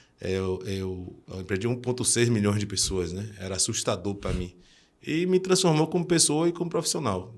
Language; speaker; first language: Portuguese; early bilingual, heritage; Portuguese